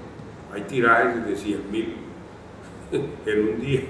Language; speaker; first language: Spanish; native; Spanish